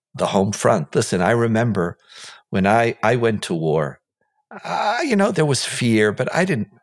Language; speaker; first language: English; non-native, fluent; Hebrew